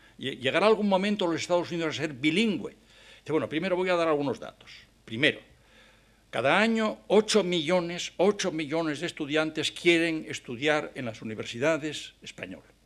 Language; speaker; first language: Spanish; native; Spanish